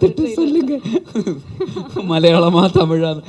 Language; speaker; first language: Tamil; non-native, learner; Malayalam